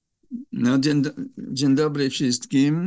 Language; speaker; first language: Polish; non-native, fluent; English